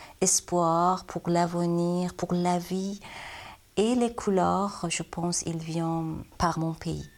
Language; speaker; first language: French; non-native, learner; Persian